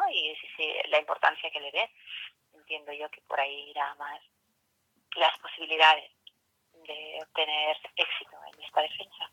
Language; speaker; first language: Spanish; native; Spanish